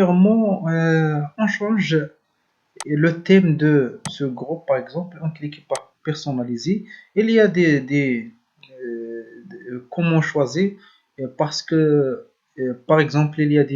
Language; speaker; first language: French; non-native, learner; Arabic